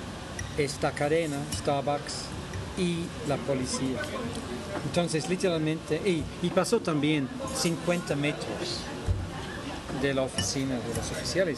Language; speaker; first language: Spanish; non-native, fluent; English